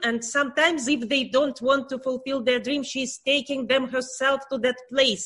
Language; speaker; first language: English; non-native, learner; Russian